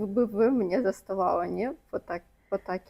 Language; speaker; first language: Polish; non-native, fluent; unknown